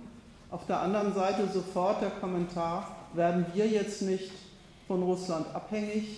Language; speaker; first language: German; native; German